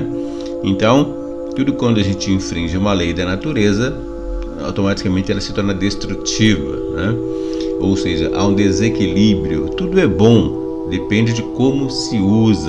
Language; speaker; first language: Portuguese; native; Portuguese